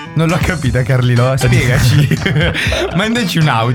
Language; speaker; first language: Italian; native; Italian